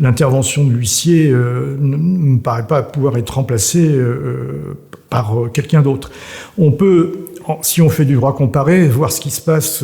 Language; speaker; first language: French; native; French